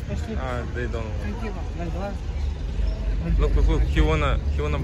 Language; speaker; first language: English; non-native, learner; Russian